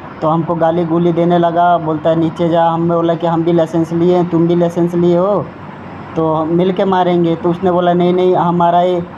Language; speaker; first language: Hindi; native; Hindi